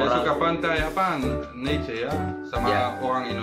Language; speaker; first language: Indonesian; non-native, learner; Dutch